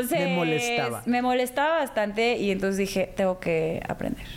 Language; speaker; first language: Spanish; native; Spanish